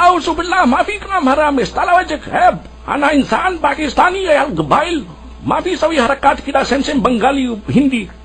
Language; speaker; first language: Arabic; non-native, learner; Urdu